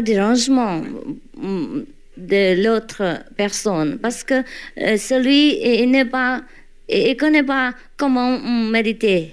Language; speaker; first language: French; non-native, learner; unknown